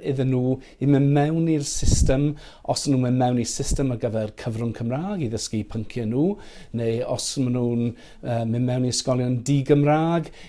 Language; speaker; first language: Welsh; non-native, fluent; English